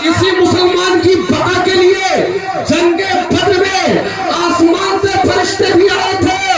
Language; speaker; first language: Hindi; native; Hindi